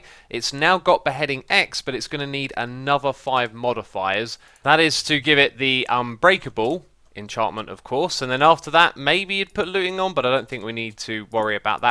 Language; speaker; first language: English; native; English